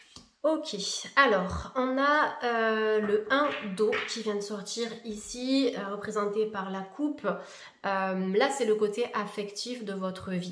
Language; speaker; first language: French; native; French